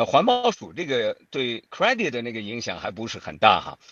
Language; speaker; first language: Chinese; native; Chinese